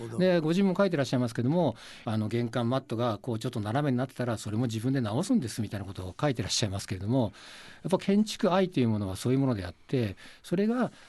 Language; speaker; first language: Japanese; native; Japanese